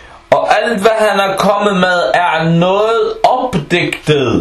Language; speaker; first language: Danish; early bilingual, other home language; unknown